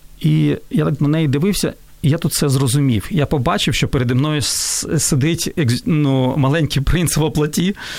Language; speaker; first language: Ukrainian; non-native, local second language; Russian